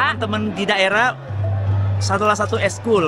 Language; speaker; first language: Indonesian; native; Indonesian